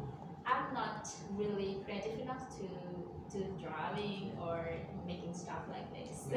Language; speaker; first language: English; non-native, learner; Indonesian